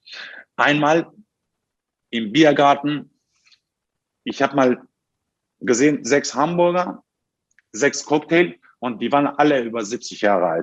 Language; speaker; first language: German; non-native, fluent; Turkish